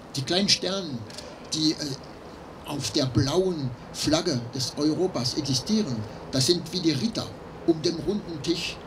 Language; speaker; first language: German; non-native, fluent; French